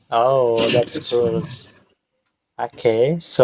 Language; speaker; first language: English; non-native, fluent; Bangla